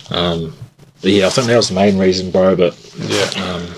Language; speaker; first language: English; native; English